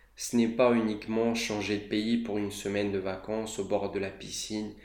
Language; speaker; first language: French; non-native, fluent; Romanian